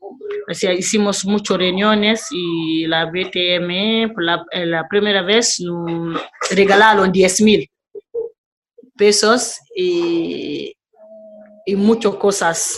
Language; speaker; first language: Spanish; non-native, learner; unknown